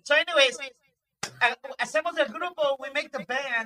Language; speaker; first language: English; early bilingual, other home language; Spanish